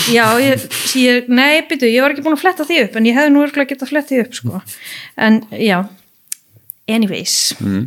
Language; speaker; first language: Icelandic; early bilingual, heritage; Icelandic